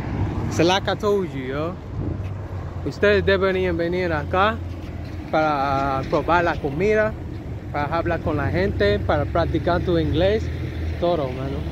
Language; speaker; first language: Spanish; non-native, learner; English